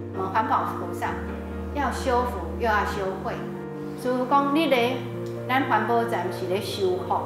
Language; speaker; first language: Chinese; native; Chinese